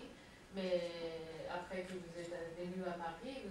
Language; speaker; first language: French; non-native, fluent; Japanese